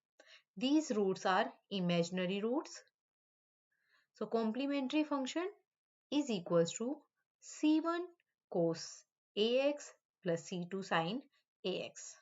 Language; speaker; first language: English; non-native, local second language; Hindi